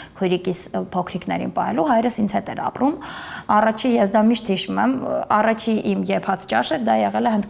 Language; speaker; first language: Armenian; native; Armenian